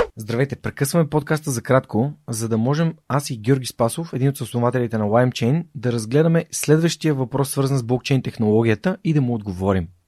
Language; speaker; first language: Bulgarian; native; Bulgarian